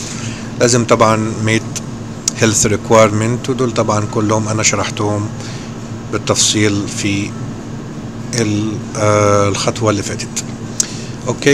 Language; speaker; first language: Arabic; native; Arabic